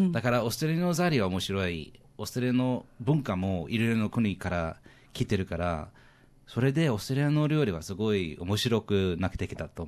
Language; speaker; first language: Japanese; non-native, learner; English